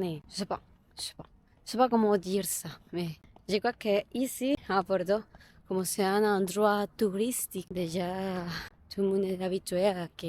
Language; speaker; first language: French; non-native, learner; Spanish